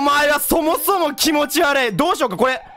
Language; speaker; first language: Japanese; native; Japanese